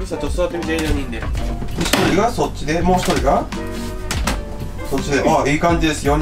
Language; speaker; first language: Japanese; native; Japanese